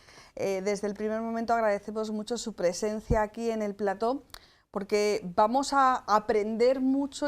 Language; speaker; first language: Spanish; native; Spanish